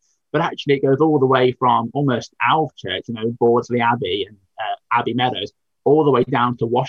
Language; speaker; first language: English; native; English